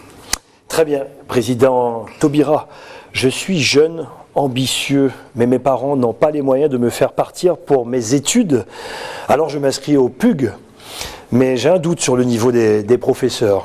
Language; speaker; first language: French; native; French